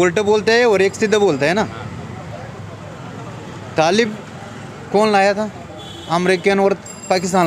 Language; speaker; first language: Hindi; non-native, learner; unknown